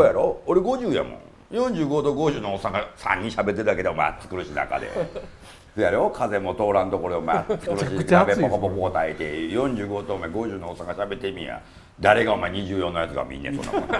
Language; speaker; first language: Japanese; native; Japanese